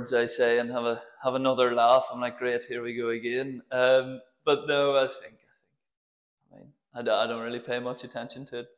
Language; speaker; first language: English; native; English